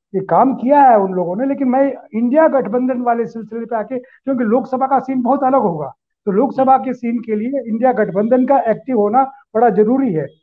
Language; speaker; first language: Hindi; native; Hindi